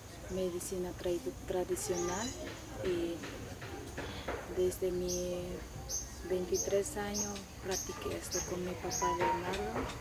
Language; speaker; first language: Spanish; non-native, local second language; Shipibo-Conibo